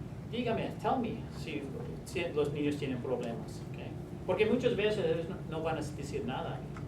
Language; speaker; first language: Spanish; non-native, learner; English